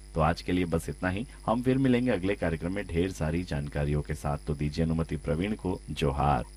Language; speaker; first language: Hindi; native; Hindi